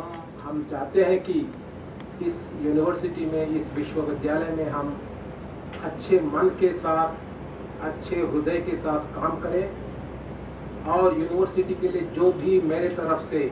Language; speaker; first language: Hindi; non-native, local second language; Telugu